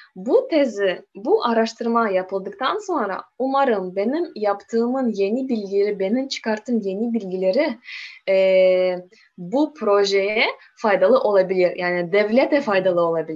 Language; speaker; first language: Turkish; non-native, learner; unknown